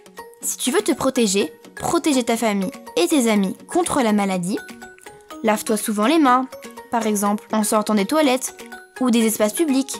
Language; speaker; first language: French; native; French